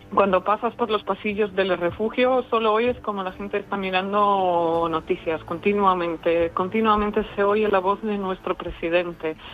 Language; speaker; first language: Spanish; non-native, fluent; Ukrainian